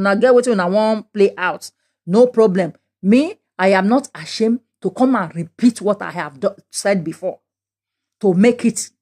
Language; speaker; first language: English; non-native, local second language; Yoruba